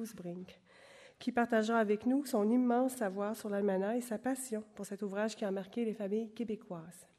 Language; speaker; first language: French; native; French